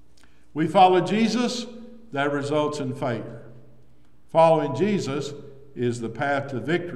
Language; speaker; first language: English; native; English